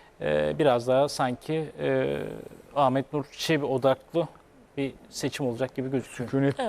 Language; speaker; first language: Turkish; native; Turkish